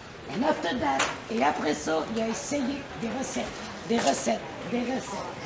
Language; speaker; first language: French; native; French